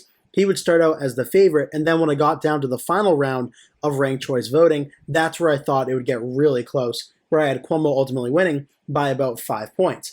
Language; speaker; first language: English; native; English